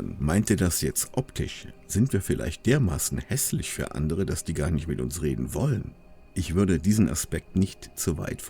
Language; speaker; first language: German; native; German